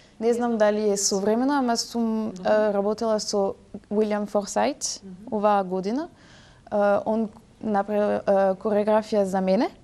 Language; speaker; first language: Macedonian; early bilingual, heritage; French